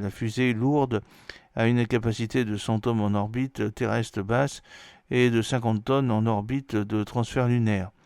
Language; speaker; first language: French; native; French